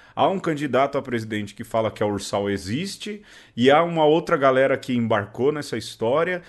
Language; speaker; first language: Portuguese; native; Portuguese